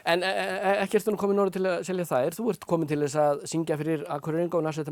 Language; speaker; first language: Icelandic; native; Icelandic